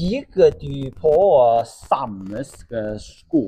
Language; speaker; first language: Norwegian; non-native, learner; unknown